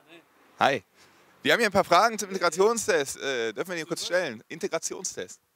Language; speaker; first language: German; native; German